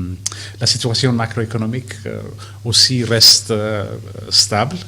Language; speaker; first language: French; non-native, fluent; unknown